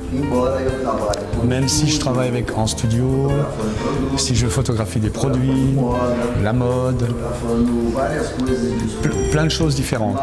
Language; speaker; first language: French; non-native, fluent; Portuguese